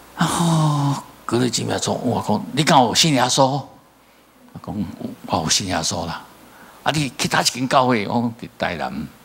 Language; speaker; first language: Chinese; native; Chinese